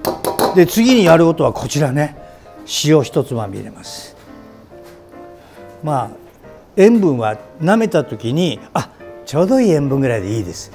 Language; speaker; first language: Japanese; native; Japanese